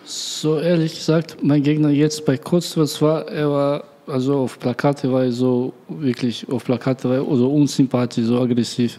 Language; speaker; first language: German; non-native, learner; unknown